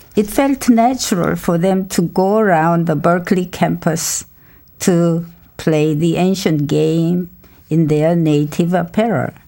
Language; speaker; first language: English; non-native, fluent; Korean